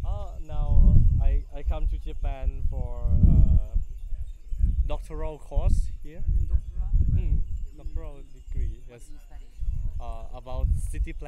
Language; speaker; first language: English; non-native, learner; Thai